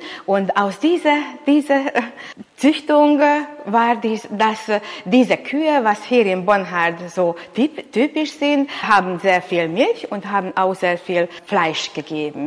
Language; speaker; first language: German; non-native, local second language; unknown